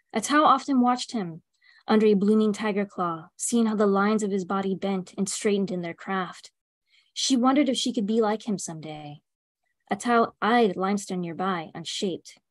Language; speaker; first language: English; native; English